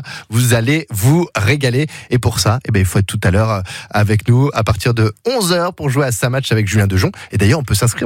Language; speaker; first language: French; native; French